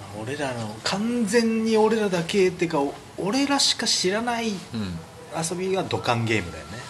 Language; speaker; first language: Japanese; native; Japanese